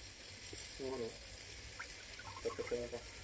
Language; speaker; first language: French; native; French